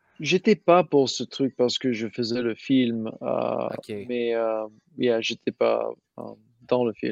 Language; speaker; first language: French; non-native, learner; English